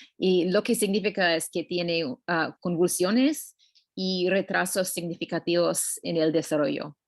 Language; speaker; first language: Spanish; non-native, learner; English